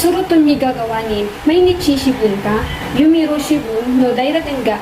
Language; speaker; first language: Japanese; non-native, learner; Filipino